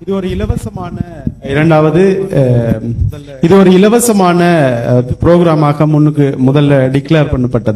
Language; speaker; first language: Tamil; native; Tamil